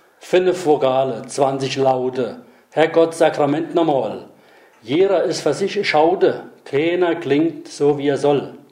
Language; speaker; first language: German; native; German